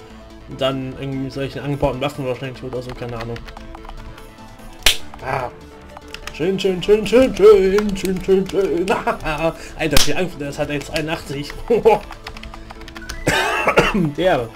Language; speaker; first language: German; native; German